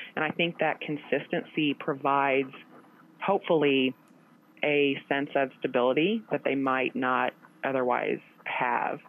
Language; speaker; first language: English; native; English